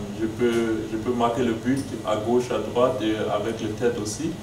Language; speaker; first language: French; non-native, learner; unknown